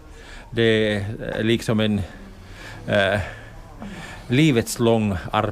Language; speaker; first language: Swedish; non-native, local second language; Finnish